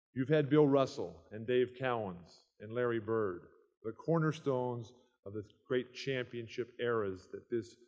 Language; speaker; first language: English; native; English